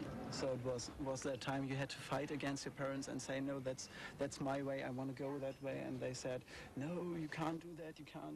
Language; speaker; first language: English; non-native, fluent; German